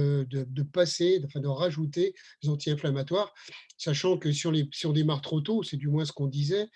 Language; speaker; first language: French; native; French